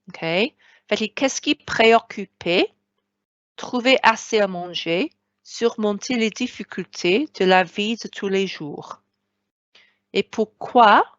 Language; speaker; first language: French; non-native, fluent; Welsh